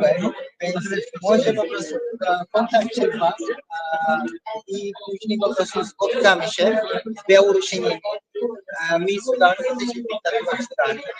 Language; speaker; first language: Polish; non-native, learner; Arabic